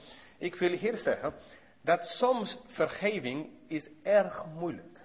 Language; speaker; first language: Dutch; non-native, learner; English